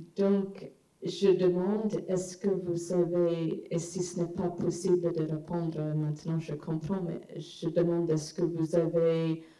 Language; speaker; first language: French; non-native, fluent; English